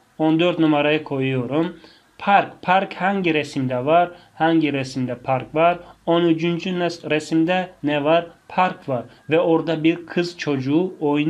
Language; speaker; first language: Turkish; non-native, fluent; Tajik